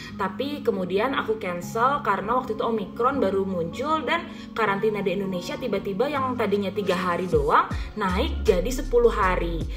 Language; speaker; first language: Indonesian; native; Indonesian